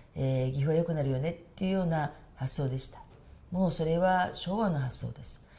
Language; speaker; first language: Japanese; native; Japanese